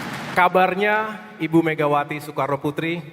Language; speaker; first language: Indonesian; native; Indonesian